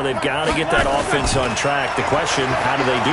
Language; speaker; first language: English; native; English